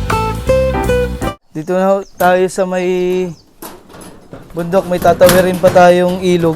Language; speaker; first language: Filipino; native; Filipino